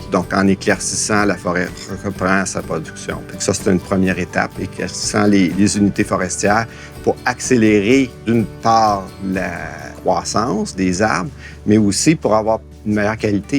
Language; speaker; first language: French; native; French